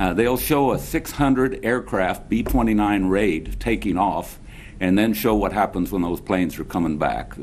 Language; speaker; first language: English; native; English